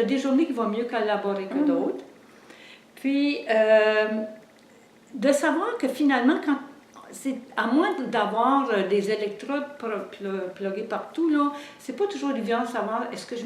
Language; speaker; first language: French; native; French